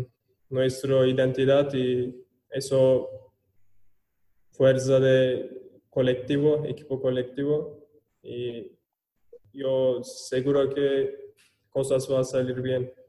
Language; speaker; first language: Spanish; non-native, learner; Turkish